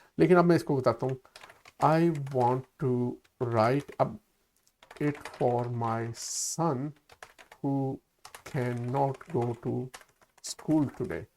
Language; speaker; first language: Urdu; native; Urdu